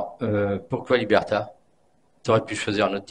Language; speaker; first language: French; native; French